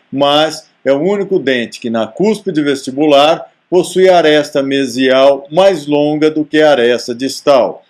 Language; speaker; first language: Portuguese; native; Portuguese